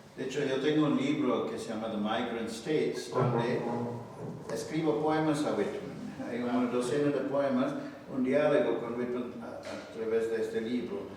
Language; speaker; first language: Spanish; non-native, fluent; Tamil